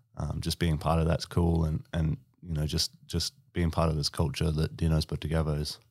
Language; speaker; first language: English; native; English